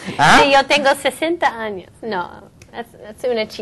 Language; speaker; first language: Spanish; non-native, learner; English